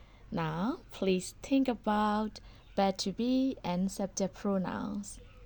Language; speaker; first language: English; non-native, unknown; Burmese